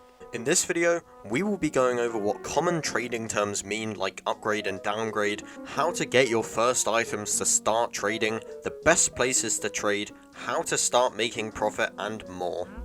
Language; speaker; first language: English; native; English